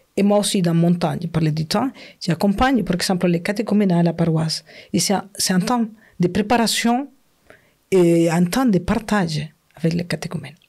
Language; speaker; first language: French; non-native, fluent; Spanish